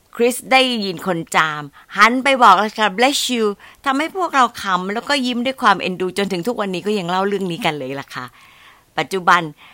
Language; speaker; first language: Thai; native; Thai